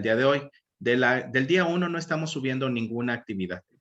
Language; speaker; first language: Spanish; native; Spanish